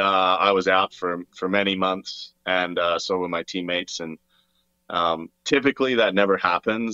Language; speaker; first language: English; native; English